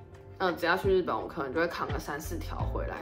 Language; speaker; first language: Chinese; native; Chinese